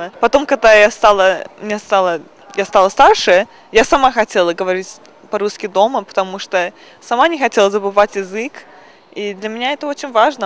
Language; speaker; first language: Russian; early bilingual, other home language; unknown